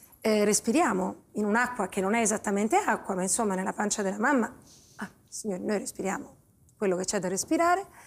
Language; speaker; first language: Italian; native; Italian